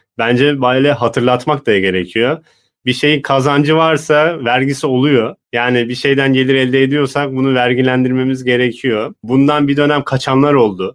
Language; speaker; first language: Turkish; native; Turkish